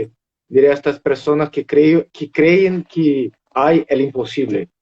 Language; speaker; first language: Spanish; non-native, fluent; Portuguese